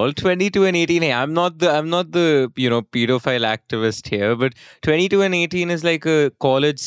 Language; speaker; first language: English; non-native, local second language; Hindi